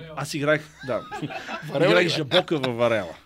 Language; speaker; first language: Bulgarian; native; Bulgarian